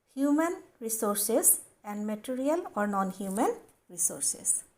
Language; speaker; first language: English; non-native, local second language; Assamese